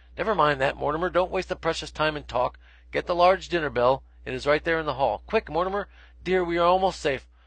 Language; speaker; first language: English; native; English